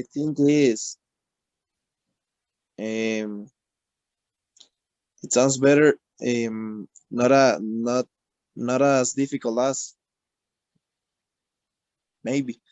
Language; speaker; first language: English; non-native, learner; Spanish